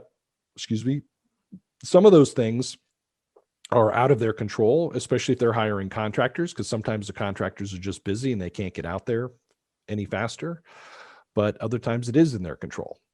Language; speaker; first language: English; native; English